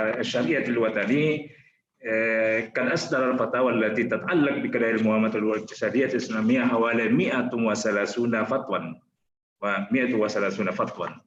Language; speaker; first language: Arabic; non-native, fluent; Indonesian